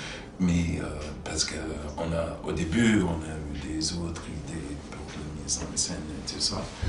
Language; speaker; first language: French; non-native, fluent; English